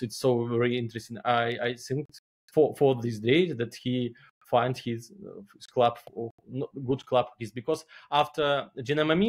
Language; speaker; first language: English; non-native, learner; Belarusian